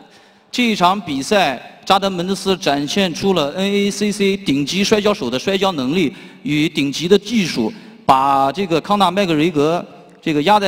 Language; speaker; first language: Chinese; native; Chinese